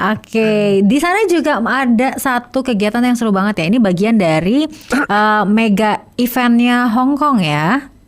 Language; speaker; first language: Indonesian; native; Indonesian